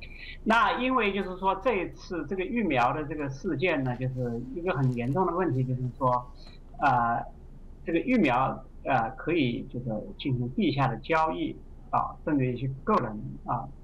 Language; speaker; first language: Chinese; native; Chinese